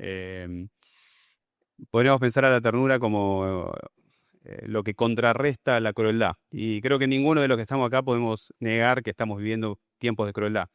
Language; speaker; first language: Spanish; native; Spanish